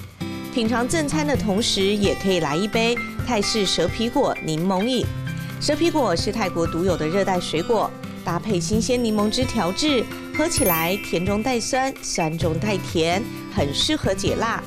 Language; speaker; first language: Chinese; native; Chinese